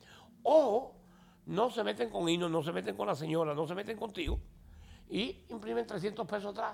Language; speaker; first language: Spanish; native; Spanish